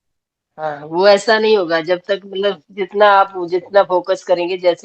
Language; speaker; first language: Hindi; native; Hindi